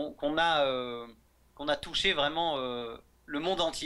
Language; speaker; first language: French; native; French